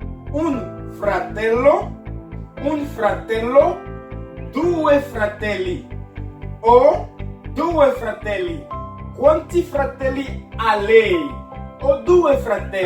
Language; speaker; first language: Italian; non-native, learner; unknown